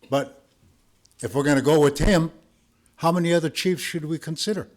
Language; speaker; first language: English; early bilingual, other home language; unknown